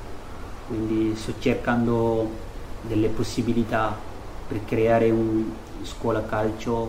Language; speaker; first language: Italian; non-native, learner; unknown